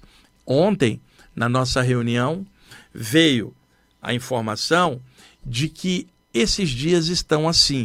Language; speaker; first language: Portuguese; native; Portuguese